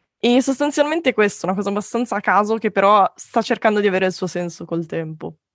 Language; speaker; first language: Italian; native; Italian